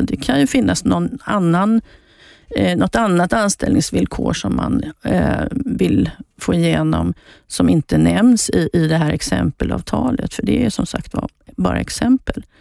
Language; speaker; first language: Swedish; native; Swedish